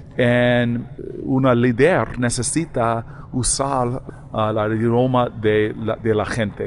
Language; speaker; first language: Spanish; non-native, learner; English